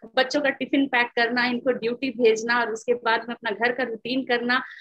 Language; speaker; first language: Hindi; native; Hindi